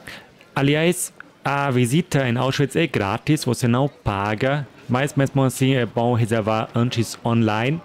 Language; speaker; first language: Portuguese; non-native, fluent; German